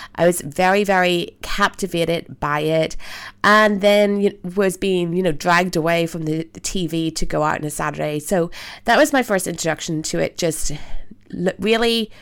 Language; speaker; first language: English; native; English